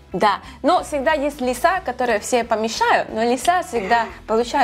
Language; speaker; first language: Russian; non-native, learner; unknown